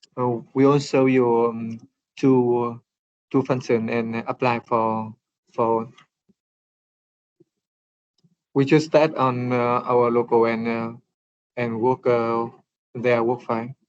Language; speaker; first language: English; non-native, learner; Vietnamese